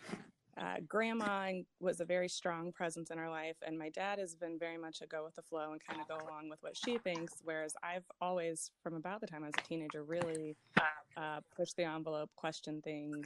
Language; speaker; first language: English; native; English